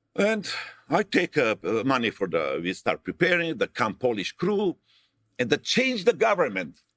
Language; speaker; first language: English; non-native, learner; Macedonian